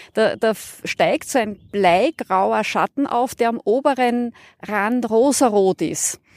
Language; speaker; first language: German; native; German